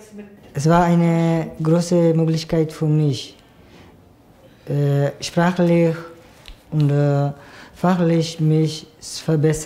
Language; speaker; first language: German; non-native, learner; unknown